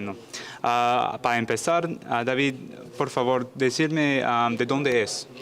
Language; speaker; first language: Spanish; non-native, learner; English